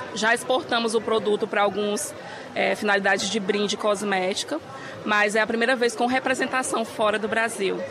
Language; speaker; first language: Portuguese; native; Portuguese